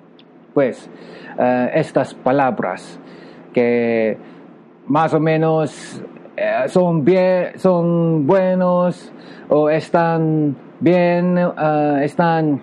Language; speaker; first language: Spanish; non-native, local second language; Filipino